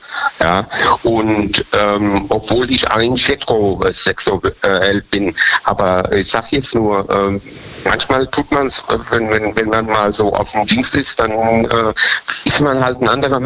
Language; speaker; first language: German; native; German